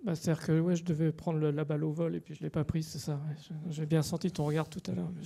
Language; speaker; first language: French; native; French